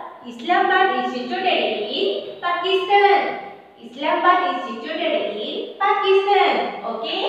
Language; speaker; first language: English; non-native, fluent; Hindi